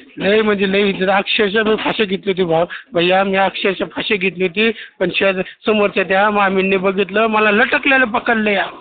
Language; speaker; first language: Marathi; native; Marathi